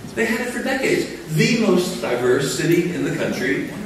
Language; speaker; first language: English; native; English